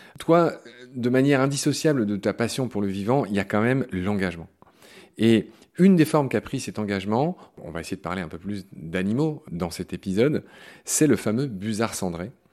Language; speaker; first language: French; native; French